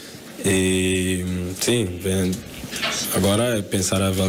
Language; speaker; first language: Spanish; non-native, learner; Portuguese